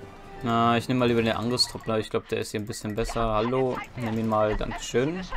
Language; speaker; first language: German; native; German